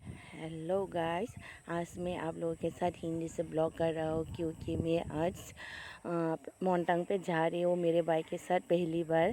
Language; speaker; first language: Hindi; non-native, local second language; Kok Borok